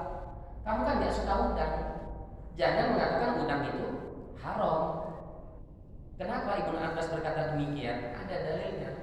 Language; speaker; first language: Indonesian; native; Indonesian